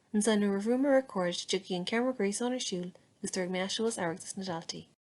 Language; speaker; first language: Irish; native; Irish